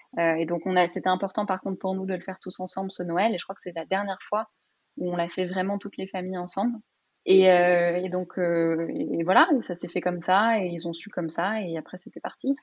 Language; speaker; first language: French; early bilingual, other home language; Arabic